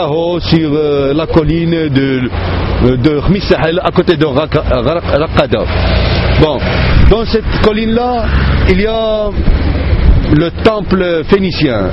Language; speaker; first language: French; non-native, fluent; Arabic